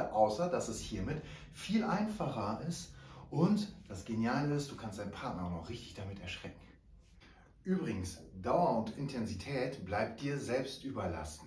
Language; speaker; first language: German; native; German